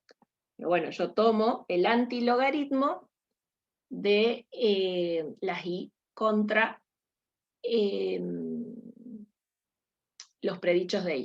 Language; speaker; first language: Spanish; native; Spanish